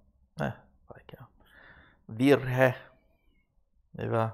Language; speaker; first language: Finnish; non-native, learner; English